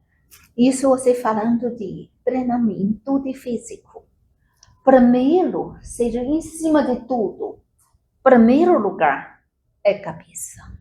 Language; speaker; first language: Portuguese; non-native, learner; Chinese